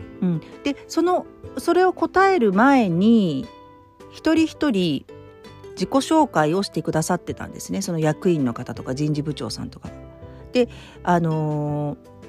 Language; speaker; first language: Japanese; native; Japanese